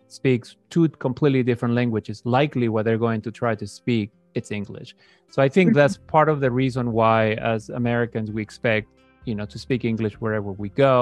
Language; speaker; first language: English; native; English